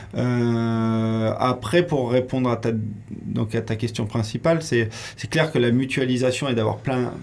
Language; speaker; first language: French; native; French